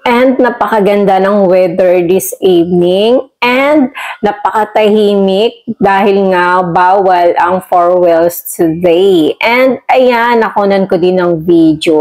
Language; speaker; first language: Filipino; native; Filipino